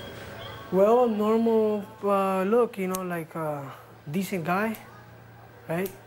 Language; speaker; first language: English; early bilingual, other home language; Spanish